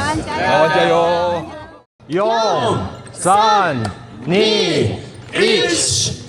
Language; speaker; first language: Chinese; native; Chinese